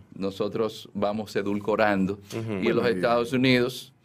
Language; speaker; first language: Spanish; native; Spanish